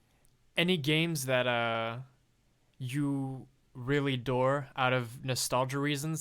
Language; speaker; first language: English; non-native, fluent; French